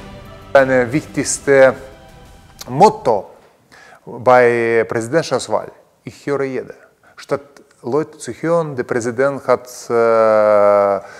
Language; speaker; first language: German; non-native, learner; Russian